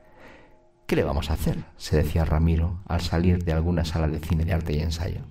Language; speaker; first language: Spanish; native; Spanish